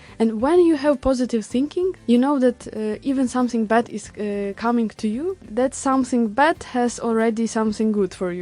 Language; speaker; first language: English; non-native, learner; Ukrainian